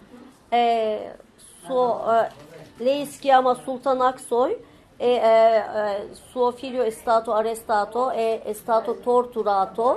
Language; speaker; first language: Italian; non-native, fluent; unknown